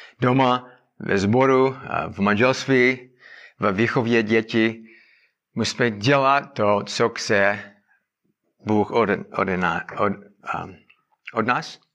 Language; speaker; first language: Czech; non-native, learner; English